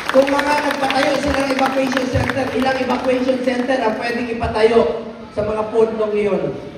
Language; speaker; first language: Filipino; non-native, local second language; Cebuano